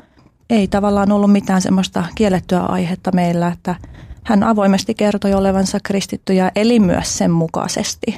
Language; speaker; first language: Finnish; early bilingual, other home language; Albanian